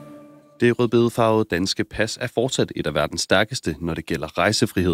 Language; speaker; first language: Danish; native; Danish